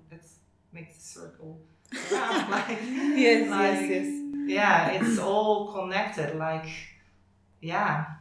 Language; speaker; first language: English; non-native, fluent; Dutch